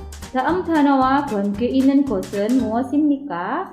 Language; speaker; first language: Korean; non-native, fluent; Indonesian